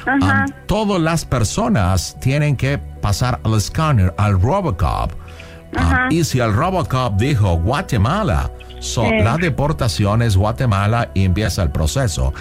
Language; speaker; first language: Spanish; non-native, local second language; English